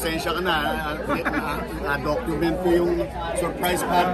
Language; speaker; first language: Filipino; native; Filipino